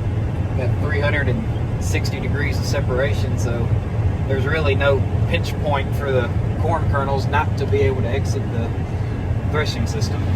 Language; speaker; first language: English; native; English